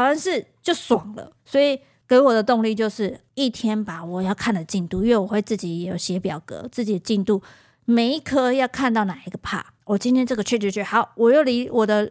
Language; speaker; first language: Chinese; native; Chinese